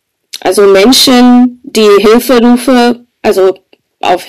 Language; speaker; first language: German; non-native, fluent; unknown